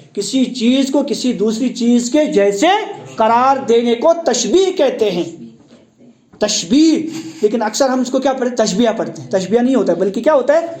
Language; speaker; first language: Urdu; non-native, local second language; Kashmiri